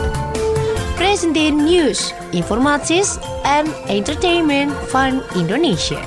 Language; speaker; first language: Dutch; non-native, fluent; Indonesian